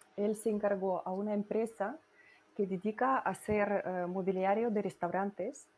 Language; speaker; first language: Spanish; non-native, fluent; Russian